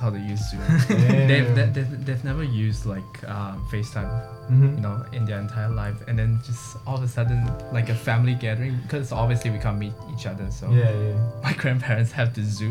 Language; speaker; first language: English; non-native, local second language; Chinese